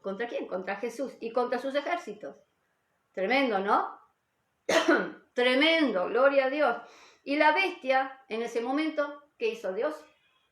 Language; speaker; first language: Spanish; native; Spanish